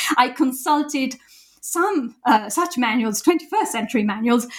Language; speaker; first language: English; non-native, fluent; Italian